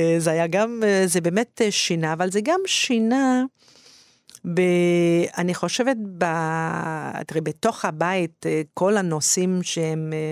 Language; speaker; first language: Hebrew; non-native, fluent; French